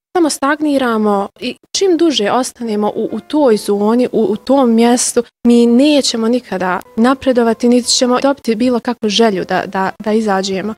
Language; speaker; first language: Bosnian; native; Bosnian